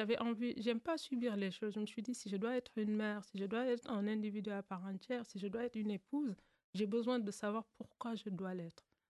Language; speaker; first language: French; non-native, local second language; Wolof